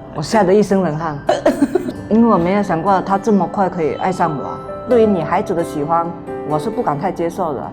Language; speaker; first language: Chinese; non-native, local second language; Min Nan Chinese